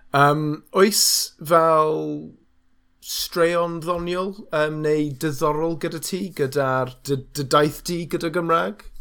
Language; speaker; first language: Welsh; non-native, local second language; English